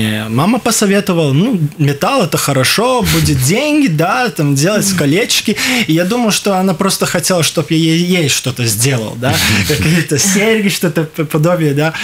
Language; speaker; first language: Russian; non-native, local second language; Latvian